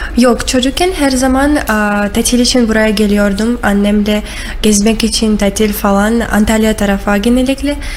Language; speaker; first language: Turkish; non-native, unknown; Russian